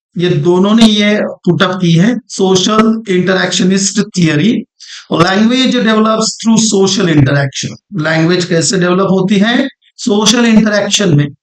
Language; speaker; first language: Hindi; non-native, local second language; Marathi